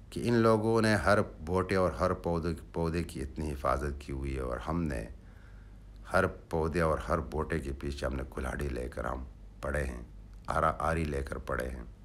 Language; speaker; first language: Urdu; non-native, local second language; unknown